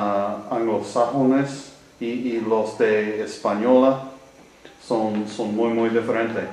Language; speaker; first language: Spanish; non-native, learner; English